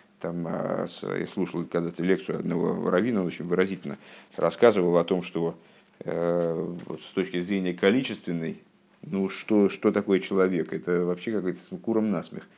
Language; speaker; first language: Russian; native; Russian